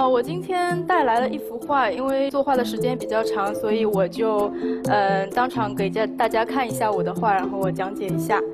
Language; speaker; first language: Chinese; native; Chinese